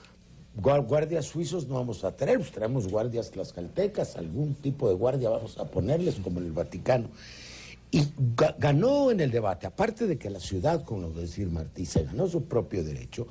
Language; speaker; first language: Spanish; native; Spanish